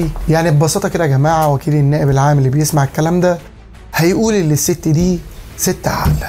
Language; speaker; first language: Arabic; native; Arabic